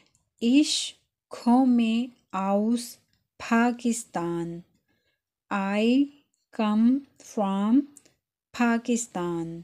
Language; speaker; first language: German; non-native, fluent; Urdu